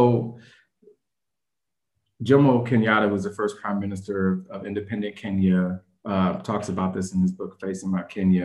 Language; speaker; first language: English; native; English